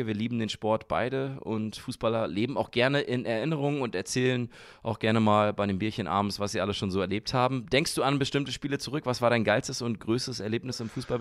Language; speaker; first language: German; native; German